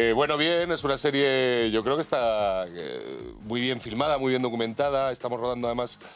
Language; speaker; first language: Spanish; native; Spanish